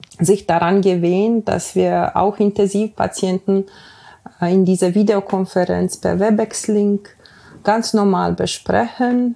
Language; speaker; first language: German; non-native, fluent; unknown